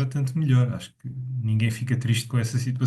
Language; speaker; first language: Portuguese; native; Portuguese